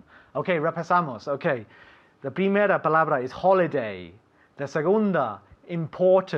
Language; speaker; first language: Spanish; non-native, fluent; English